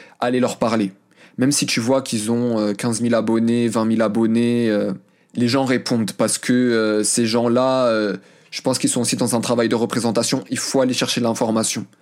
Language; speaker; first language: French; early bilingual, other home language; Arabic